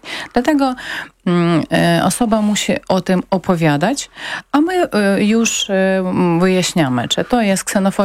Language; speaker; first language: Polish; non-native, fluent; Ukrainian